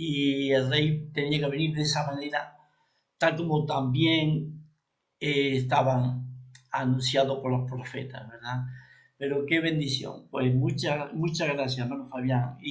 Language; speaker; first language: Spanish; native; Spanish